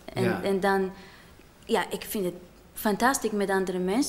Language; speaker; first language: Dutch; non-native, learner; Bulgarian